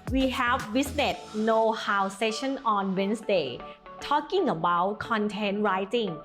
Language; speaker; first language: English; non-native, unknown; Thai